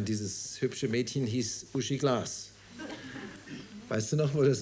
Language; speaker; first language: German; native; German